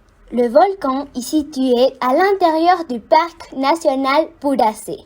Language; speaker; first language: French; non-native, fluent; Spanish